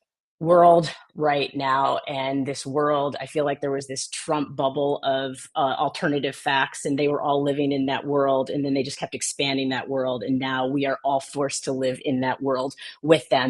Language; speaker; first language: English; native; English